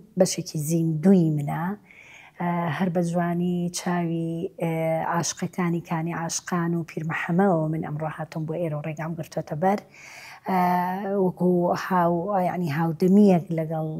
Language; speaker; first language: Central Kurdish; native; Central Kurdish